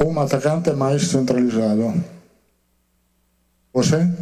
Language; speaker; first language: Portuguese; non-native, learner; Italian